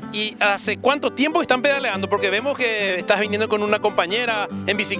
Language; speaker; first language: Spanish; native; Spanish